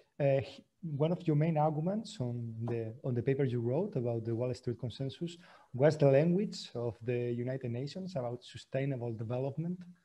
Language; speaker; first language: English; non-native, fluent; Spanish